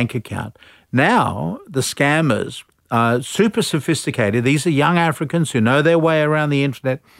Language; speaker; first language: English; native; English